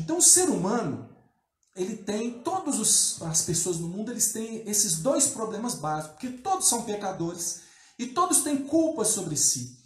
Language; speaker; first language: Portuguese; native; Portuguese